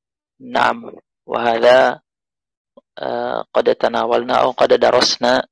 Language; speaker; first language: Arabic; non-native, fluent; Indonesian